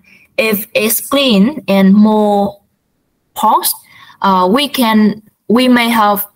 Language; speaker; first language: English; non-native, learner; Vietnamese